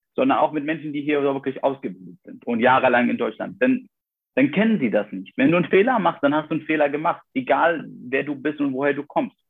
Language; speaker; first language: German; non-native, fluent; Arabic